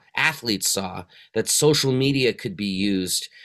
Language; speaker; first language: English; native; English